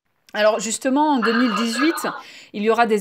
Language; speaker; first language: French; native; French